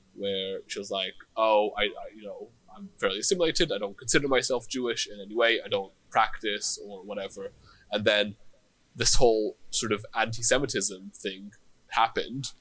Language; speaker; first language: English; non-native, fluent; Hebrew